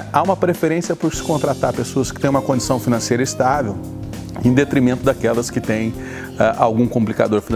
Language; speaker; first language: Portuguese; native; Portuguese